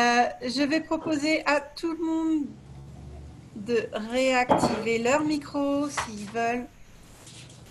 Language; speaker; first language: French; native; French